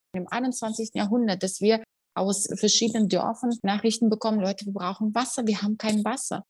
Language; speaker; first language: German; non-native, fluent; Russian